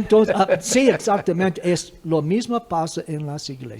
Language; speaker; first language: Spanish; non-native, fluent; English